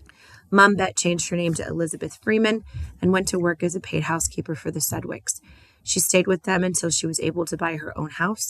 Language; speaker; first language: English; native; English